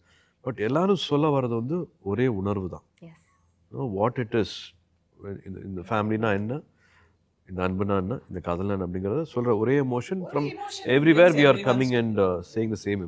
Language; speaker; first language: Tamil; native; Tamil